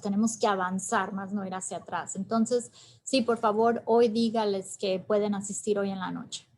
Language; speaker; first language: Spanish; native; Spanish